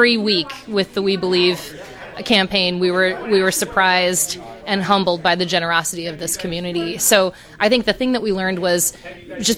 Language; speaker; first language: English; native; English